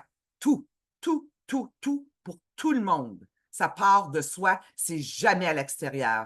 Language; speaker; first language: French; native; French